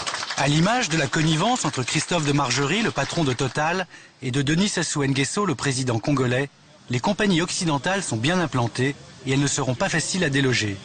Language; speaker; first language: French; native; French